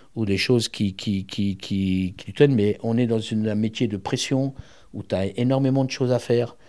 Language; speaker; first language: French; native; French